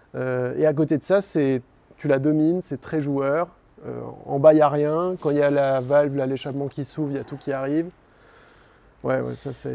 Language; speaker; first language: French; native; French